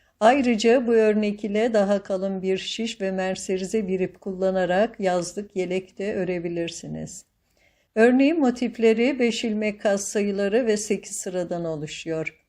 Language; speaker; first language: Turkish; native; Turkish